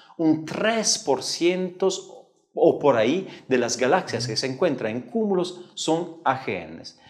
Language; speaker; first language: Spanish; non-native, fluent; Italian